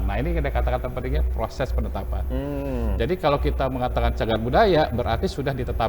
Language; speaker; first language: Indonesian; native; Indonesian